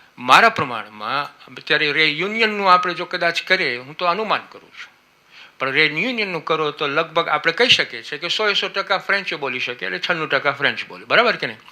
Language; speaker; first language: Gujarati; early bilingual, heritage; Gujarati